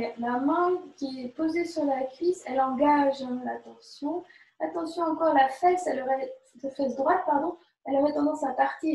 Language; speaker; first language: French; native; French